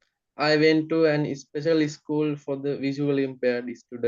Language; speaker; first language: English; non-native, learner; Sinhala